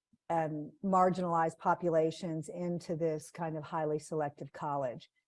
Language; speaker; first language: English; native; English